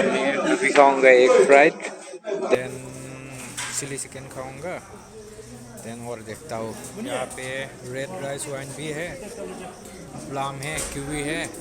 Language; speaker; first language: Hindi; non-native, local second language; Assamese